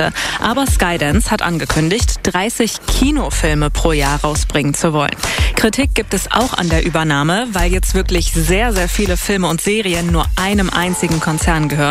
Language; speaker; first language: German; native; German